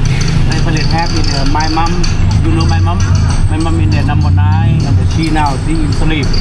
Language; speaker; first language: English; non-native, learner; Thai